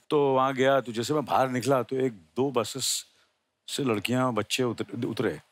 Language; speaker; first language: Hindi; native; Hindi